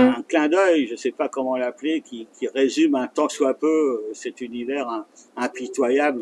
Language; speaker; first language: French; native; French